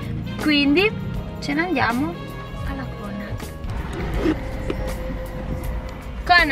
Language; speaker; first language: Italian; native; Italian